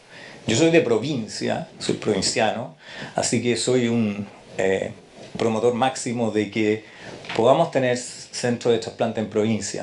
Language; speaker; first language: Spanish; native; Spanish